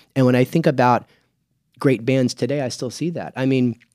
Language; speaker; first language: English; native; English